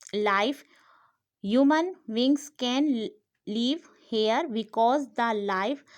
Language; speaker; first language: English; non-native, local second language; Hindi